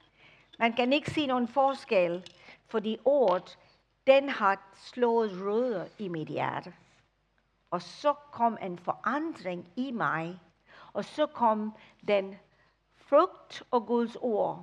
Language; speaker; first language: Danish; non-native, fluent; English